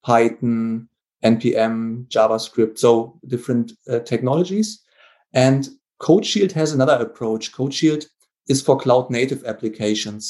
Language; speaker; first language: English; non-native, fluent; German